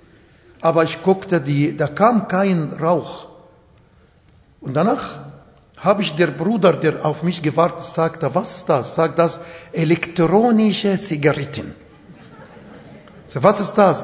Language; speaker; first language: German; non-native, fluent; Arabic